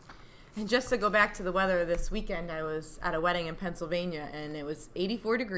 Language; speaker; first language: English; native; English